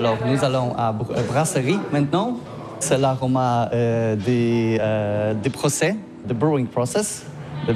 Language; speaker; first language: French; non-native, learner; Polish